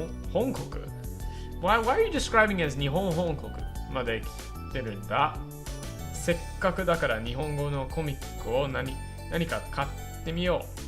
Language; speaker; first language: Japanese; non-native, fluent; English